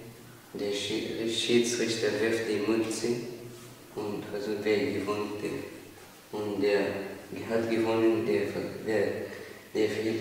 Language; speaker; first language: German; non-native, learner; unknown